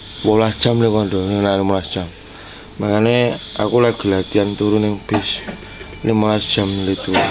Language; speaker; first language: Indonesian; non-native, local second language; Javanese